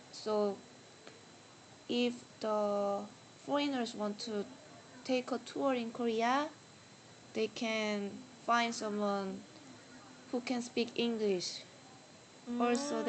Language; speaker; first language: English; non-native, learner; Korean